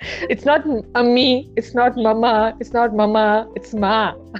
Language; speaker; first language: English; non-native, local second language; Urdu